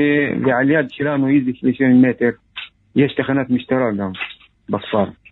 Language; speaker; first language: Hebrew; non-native, local second language; Arabic